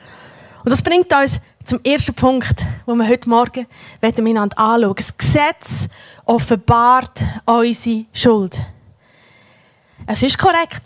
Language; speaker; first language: German; native; German